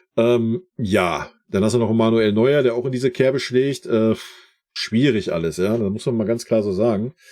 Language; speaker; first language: German; native; German